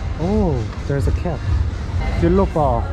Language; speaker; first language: English; non-native, learner; Korean